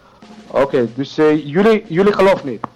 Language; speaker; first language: Dutch; non-native, learner; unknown